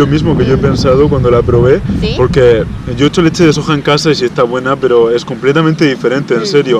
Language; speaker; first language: Spanish; native; Spanish